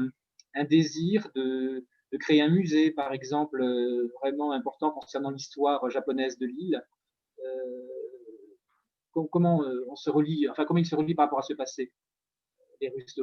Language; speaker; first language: French; native; French